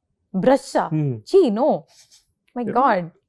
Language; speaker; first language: Tamil; non-native, local second language; Kannada